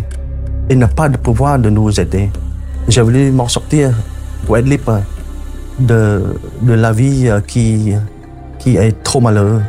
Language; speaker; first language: French; non-native, fluent; Khmer